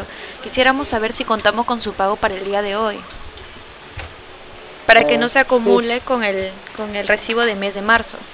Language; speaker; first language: Spanish; native; Spanish